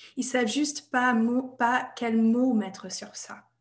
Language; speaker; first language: French; non-native, fluent; English